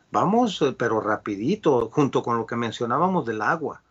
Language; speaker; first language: Spanish; native; Spanish